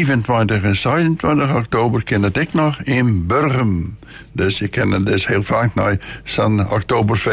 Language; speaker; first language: Dutch; non-native, local second language; Western Frisian